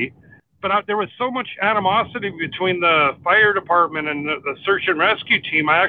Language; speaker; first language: English; native; English